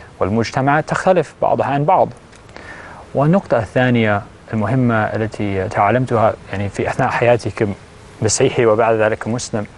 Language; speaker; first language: Arabic; non-native, fluent; English